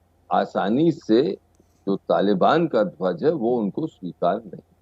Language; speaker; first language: Hindi; native; Hindi